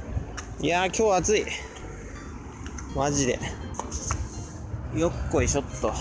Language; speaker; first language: Japanese; native; Japanese